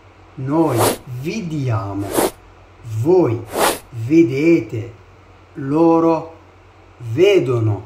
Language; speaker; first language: Italian; non-native, fluent; Arabic